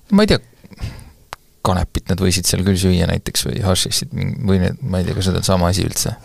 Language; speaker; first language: Estonian; native; Estonian